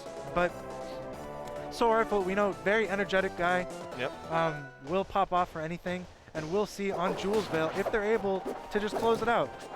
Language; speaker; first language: English; native; English